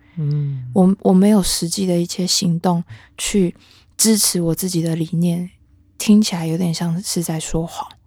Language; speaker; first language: Chinese; non-native, local second language; Hakka Chinese